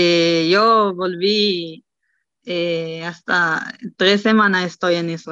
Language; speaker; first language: Spanish; non-native, learner; Hebrew